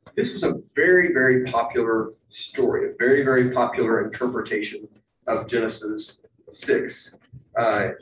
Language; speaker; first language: English; native; English